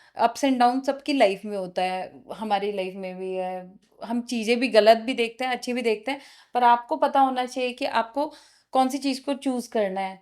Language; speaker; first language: Hindi; non-native, local second language; Nepali